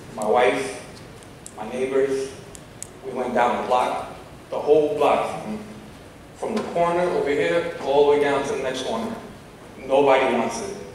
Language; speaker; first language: English; native; English